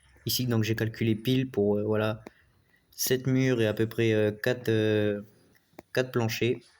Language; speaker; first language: French; native; French